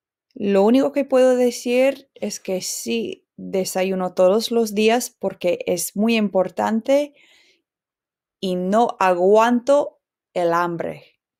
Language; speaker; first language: Spanish; non-native, fluent; English